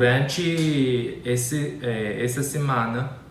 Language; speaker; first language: Portuguese; non-native, learner; Chinese